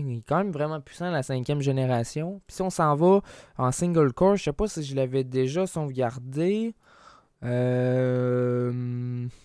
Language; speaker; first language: French; native; French